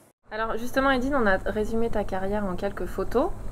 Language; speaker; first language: French; native; French